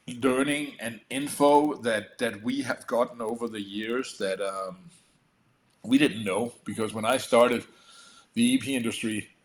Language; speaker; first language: English; non-native, fluent; Danish